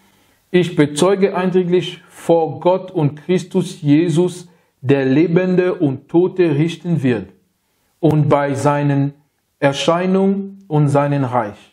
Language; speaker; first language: German; non-native, learner; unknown